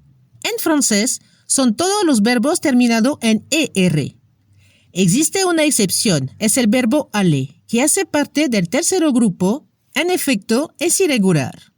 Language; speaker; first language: Spanish; non-native, fluent; French